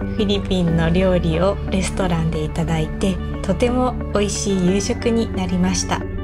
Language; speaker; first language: Japanese; native; Japanese